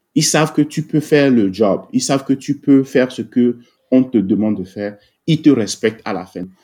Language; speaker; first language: French; non-native, local second language; Ewe